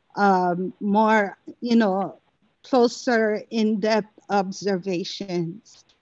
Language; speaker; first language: English; native; English